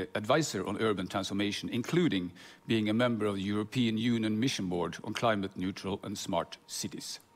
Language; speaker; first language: English; non-native, fluent; Norwegian